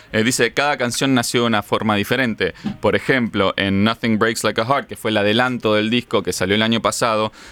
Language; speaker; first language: Spanish; native; Spanish